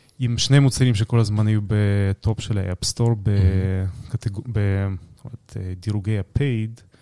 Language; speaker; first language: Hebrew; native; Hebrew